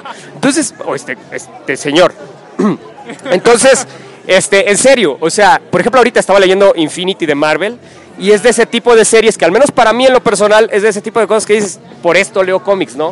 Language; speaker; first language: Spanish; native; Spanish